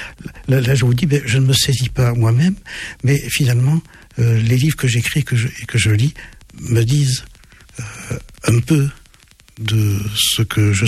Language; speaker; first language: French; native; French